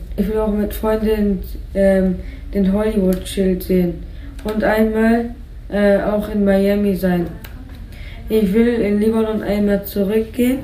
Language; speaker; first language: German; early bilingual, other home language; Arabic